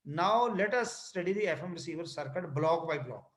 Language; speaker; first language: English; non-native, local second language; Punjabi